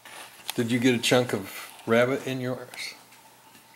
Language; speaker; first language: English; native; English